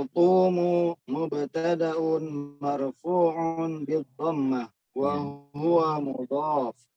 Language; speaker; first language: Arabic; non-native, learner; Indonesian